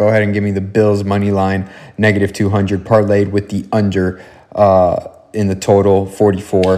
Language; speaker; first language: English; native; English